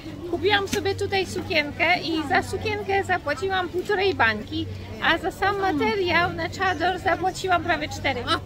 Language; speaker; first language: Polish; native; Polish